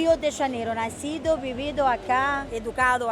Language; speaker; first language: Spanish; non-native, learner; Portuguese